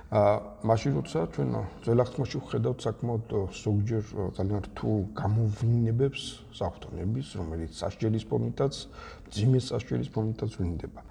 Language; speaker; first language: Georgian; native; Georgian